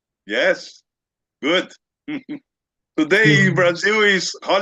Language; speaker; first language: English; non-native, learner; Portuguese